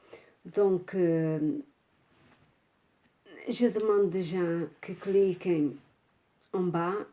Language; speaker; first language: French; non-native, fluent; Portuguese